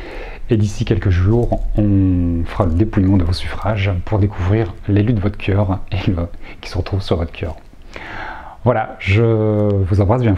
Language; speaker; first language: French; native; French